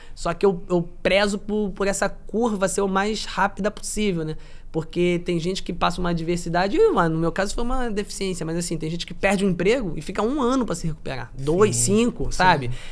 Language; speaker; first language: Portuguese; native; Portuguese